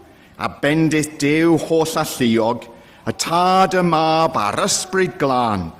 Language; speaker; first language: Welsh; non-native, fluent; English